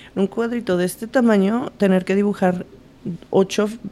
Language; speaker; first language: Spanish; early bilingual, heritage; Spanish